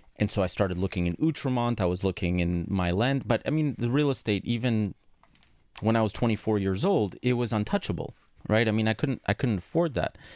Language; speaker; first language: English; non-native, fluent; Greek